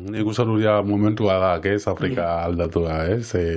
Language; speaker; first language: Basque; non-native, learner; Wolof